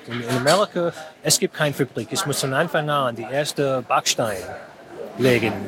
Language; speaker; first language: German; non-native, fluent; English